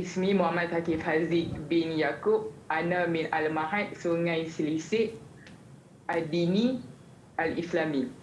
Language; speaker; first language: Arabic; non-native, learner; Malay